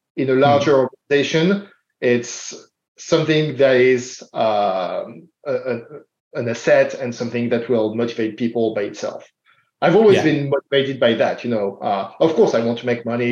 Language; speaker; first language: English; non-native, fluent; French